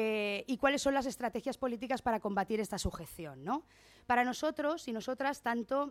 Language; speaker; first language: Spanish; native; Spanish